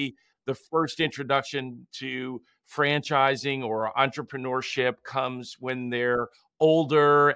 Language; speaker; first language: English; native; English